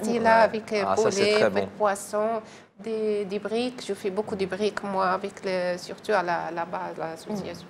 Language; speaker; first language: French; non-native, learner; Arabic